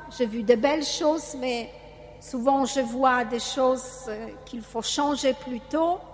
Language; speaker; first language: French; non-native, fluent; Polish